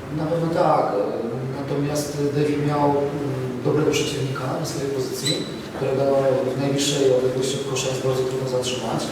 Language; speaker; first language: Polish; native; Polish